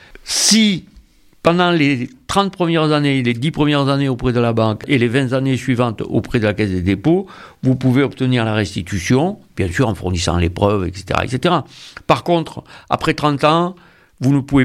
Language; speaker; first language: French; native; French